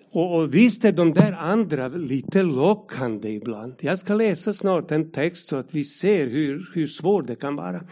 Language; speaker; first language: Swedish; non-native, fluent; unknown